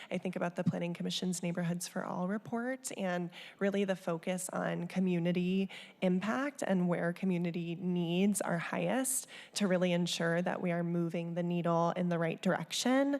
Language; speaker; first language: English; native; English